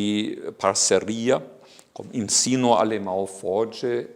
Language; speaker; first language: Portuguese; non-native, fluent; German